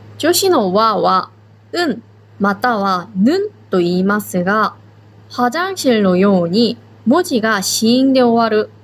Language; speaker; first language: Japanese; non-native, fluent; Korean